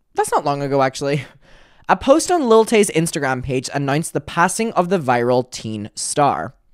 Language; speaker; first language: English; native; English